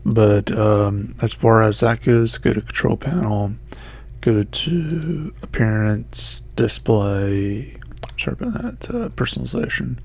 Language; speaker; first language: English; native; English